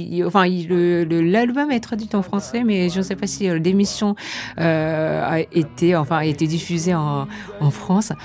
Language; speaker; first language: French; non-native, fluent; Japanese